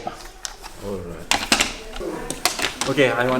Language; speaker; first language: English; non-native, learner; Malay